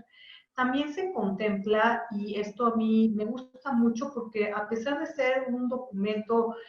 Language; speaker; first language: Spanish; native; Spanish